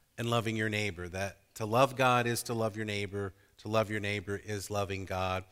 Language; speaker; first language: English; native; English